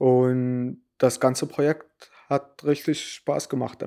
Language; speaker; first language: German; non-native, learner; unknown